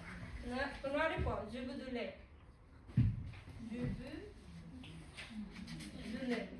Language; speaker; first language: French; non-native, learner; Filipino